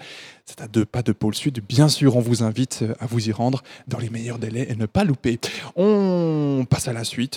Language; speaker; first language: French; native; French